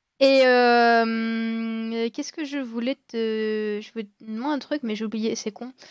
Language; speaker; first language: French; native; French